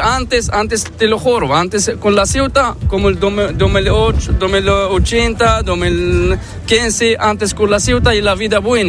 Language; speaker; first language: Spanish; non-native, learner; Arabic